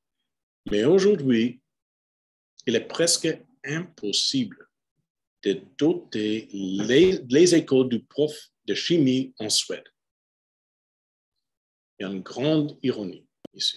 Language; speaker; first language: French; non-native, fluent; English